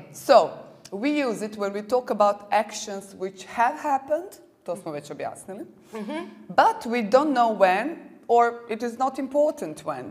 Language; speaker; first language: English; non-native, fluent; Serbian